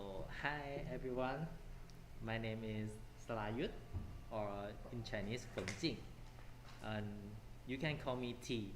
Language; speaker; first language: English; non-native, fluent; Thai